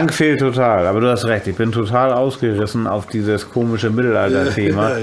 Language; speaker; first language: German; native; German